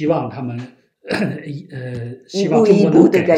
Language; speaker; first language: Chinese; native; Chinese